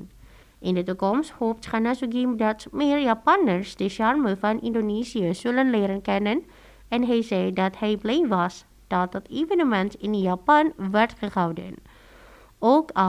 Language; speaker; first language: Dutch; non-native, fluent; Indonesian